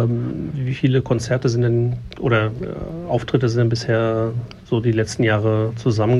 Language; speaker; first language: German; native; German